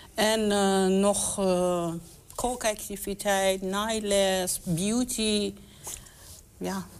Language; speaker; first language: Dutch; non-native, learner; Persian